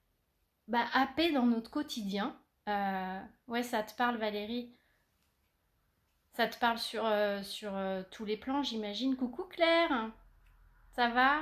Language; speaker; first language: French; native; French